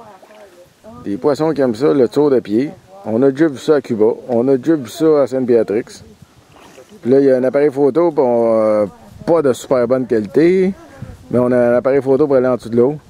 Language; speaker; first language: French; native; French